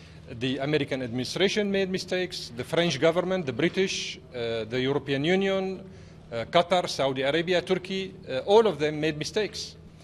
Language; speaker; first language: English; non-native, fluent; Arabic